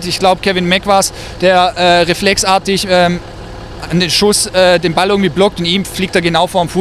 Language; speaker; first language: German; native; German